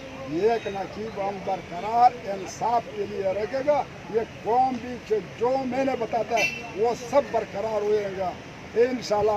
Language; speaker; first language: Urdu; non-native, local second language; Pashto